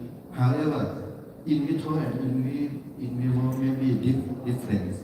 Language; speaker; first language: English; non-native, learner; Thai